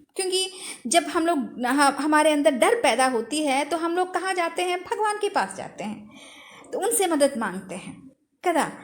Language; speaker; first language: Hindi; non-native, local second language; Telugu